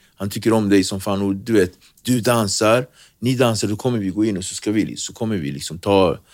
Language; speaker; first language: Swedish; early bilingual, other home language; Kabuverdianu